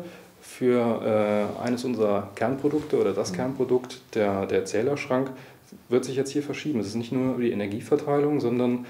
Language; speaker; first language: German; native; German